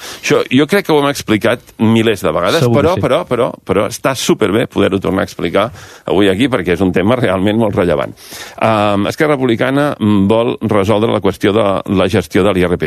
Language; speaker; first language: Catalan; native; Catalan